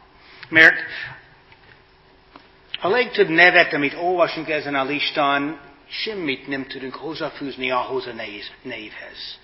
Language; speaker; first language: Hungarian; non-native, fluent; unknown